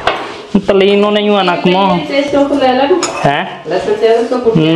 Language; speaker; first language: Filipino; non-native, learner; Punjabi